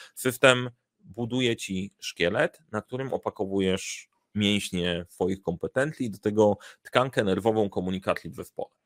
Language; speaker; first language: Polish; native; Polish